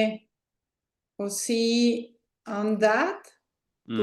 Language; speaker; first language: French; non-native, learner; Spanish